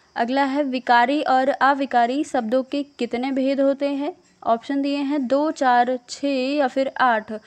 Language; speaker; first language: Hindi; native; Hindi